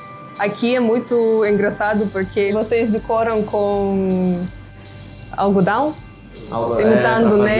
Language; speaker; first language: Portuguese; non-native, fluent; Russian